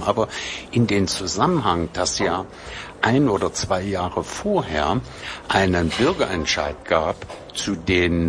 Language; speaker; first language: German; native; German